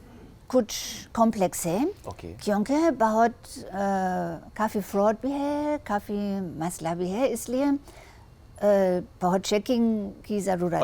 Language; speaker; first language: Hindi; non-native, learner; German